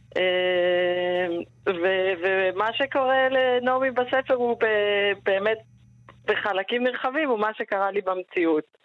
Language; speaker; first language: Hebrew; native; Hebrew